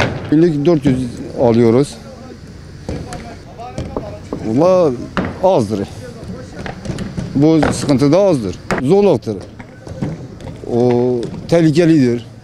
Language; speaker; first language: Turkish; non-native, local second language; Kurdish